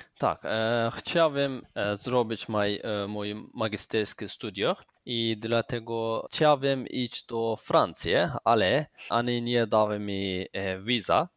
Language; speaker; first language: Polish; non-native, learner; Azerbaijani